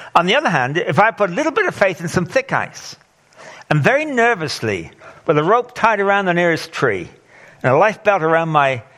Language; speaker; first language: English; native; English